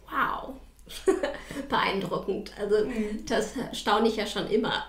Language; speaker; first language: German; native; German